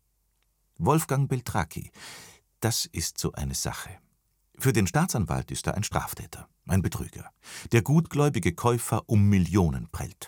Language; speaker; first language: German; native; German